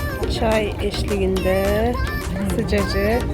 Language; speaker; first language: Turkish; native; Turkish